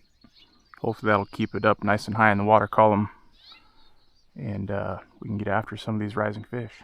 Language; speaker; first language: English; native; English